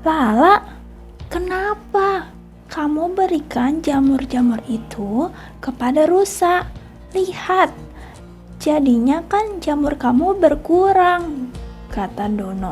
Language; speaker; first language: Indonesian; native; Indonesian